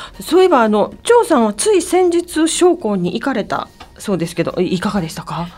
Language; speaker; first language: Japanese; native; Japanese